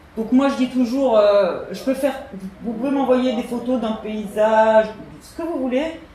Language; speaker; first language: French; native; French